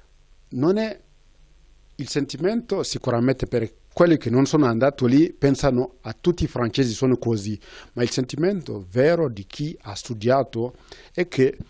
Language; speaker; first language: Italian; non-native, fluent; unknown